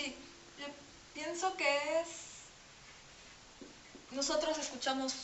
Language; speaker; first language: Spanish; non-native, fluent; French